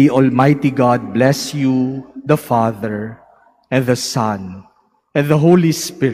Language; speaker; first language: English; non-native, local second language; Filipino